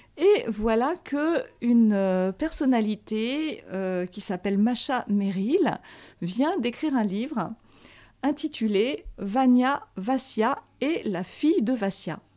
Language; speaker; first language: French; native; French